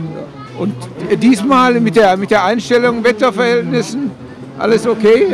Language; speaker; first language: German; native; German